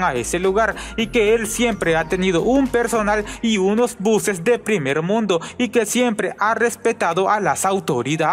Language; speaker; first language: Spanish; native; Spanish